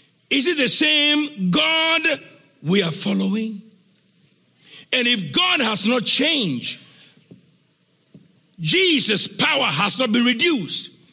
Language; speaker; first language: English; non-native, local second language; Akan